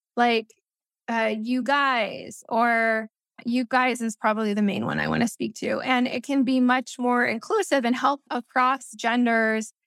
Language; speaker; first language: English; early bilingual, other home language; Spanish